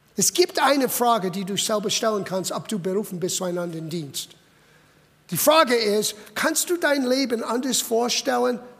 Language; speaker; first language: German; non-native, fluent; English